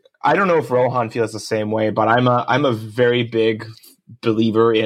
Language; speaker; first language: English; early bilingual, other home language; Japanese